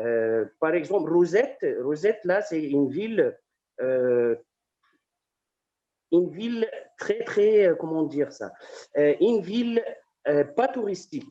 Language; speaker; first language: French; non-native, fluent; Arabic